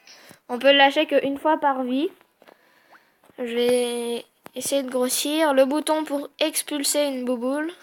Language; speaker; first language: French; native; French